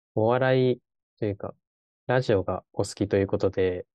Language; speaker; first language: Japanese; native; Japanese